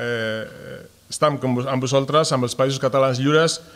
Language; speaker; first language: Catalan; non-native, learner; Spanish